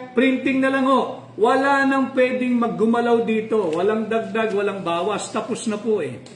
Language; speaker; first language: Filipino; native; Filipino